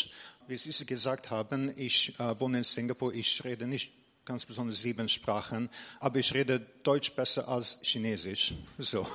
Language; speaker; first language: German; non-native, fluent; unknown